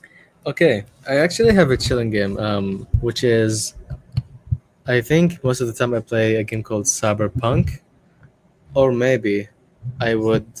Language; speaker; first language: English; non-native, fluent; Arabic